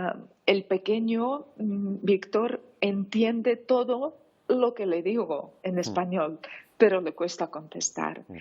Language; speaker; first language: Spanish; non-native, fluent; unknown